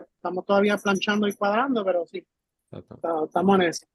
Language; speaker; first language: Spanish; early bilingual, heritage; Spanish